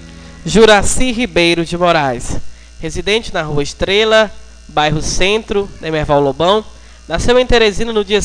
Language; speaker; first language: Portuguese; native; Portuguese